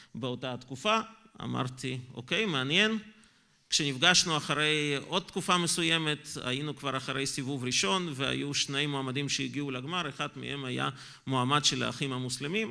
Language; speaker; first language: Hebrew; non-native, fluent; Russian